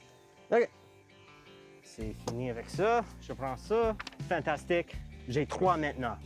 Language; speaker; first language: French; non-native, learner; English